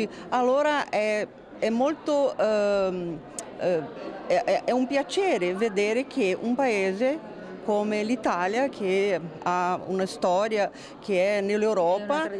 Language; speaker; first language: Italian; non-native, fluent; Portuguese